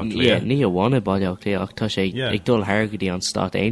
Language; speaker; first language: Irish; non-native, local second language; English